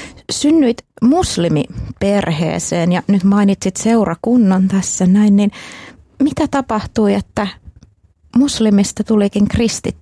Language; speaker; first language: Finnish; native; Finnish